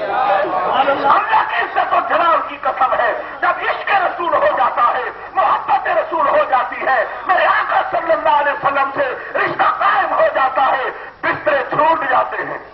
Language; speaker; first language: Urdu; non-native, local second language; Sindhi